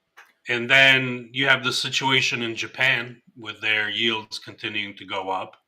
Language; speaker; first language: English; native; English